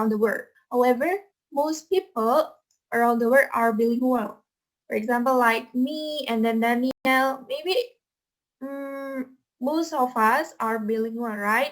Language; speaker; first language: English; non-native, fluent; Indonesian